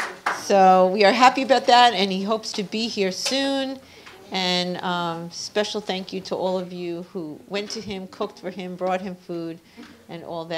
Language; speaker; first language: English; native; English